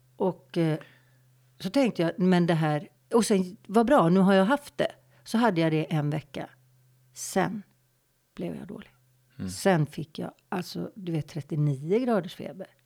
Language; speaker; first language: Swedish; native; Swedish